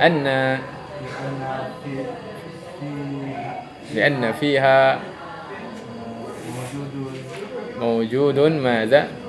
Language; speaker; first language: Arabic; non-native, fluent; Indonesian